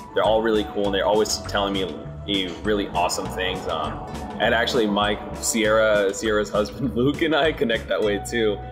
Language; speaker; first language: English; native; English